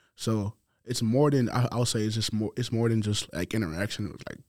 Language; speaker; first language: English; non-native, fluent; Haitian Creole